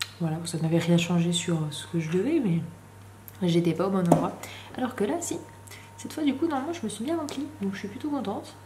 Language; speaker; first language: French; native; French